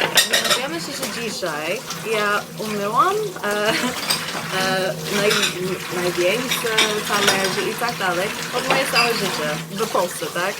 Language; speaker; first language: Polish; non-native, learner; English